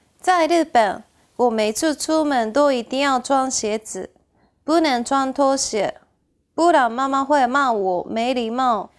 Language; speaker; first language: Chinese; non-native, fluent; Japanese